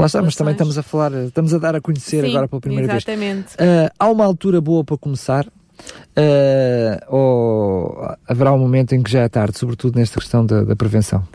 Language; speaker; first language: Portuguese; native; Portuguese